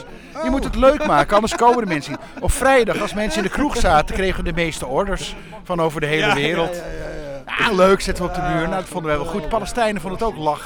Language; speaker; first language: Dutch; native; Dutch